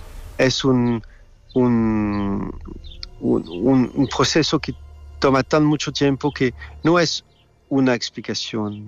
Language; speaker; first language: Spanish; non-native, learner; French